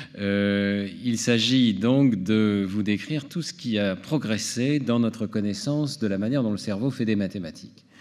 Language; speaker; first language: French; native; French